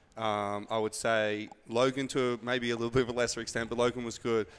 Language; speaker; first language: English; native; English